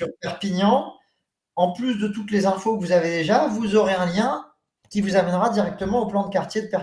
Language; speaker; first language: French; native; French